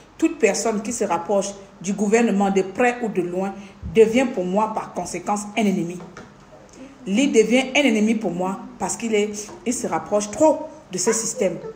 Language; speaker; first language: French; non-native, local second language; Fang